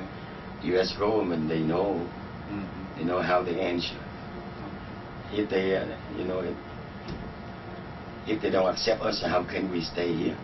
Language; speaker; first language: English; non-native, learner; Vietnamese